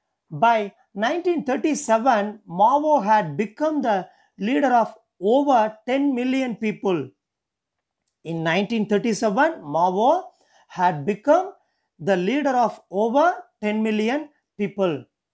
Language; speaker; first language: English; non-native, local second language; Tamil